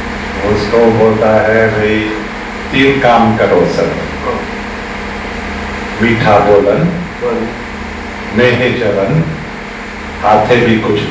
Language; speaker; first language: Hindi; early bilingual, heritage; Hindi